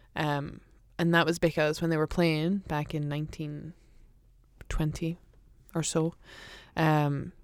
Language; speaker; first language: English; native; English